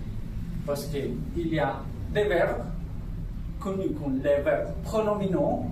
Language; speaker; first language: French; non-native, fluent; Spanish